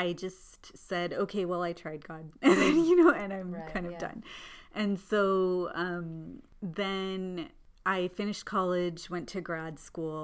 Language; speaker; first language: English; native; English